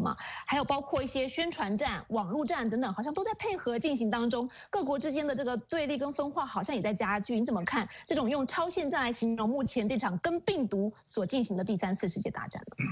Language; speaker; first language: Chinese; native; Chinese